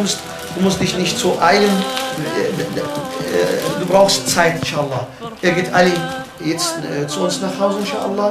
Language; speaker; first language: German; non-native, fluent; Arabic